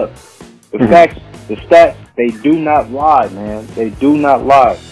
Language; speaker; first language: English; native; English